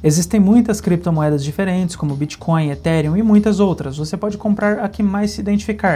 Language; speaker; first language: Portuguese; native; Portuguese